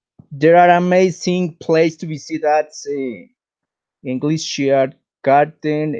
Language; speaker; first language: English; non-native, learner; Spanish